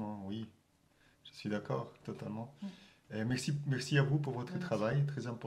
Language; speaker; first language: French; non-native, fluent; German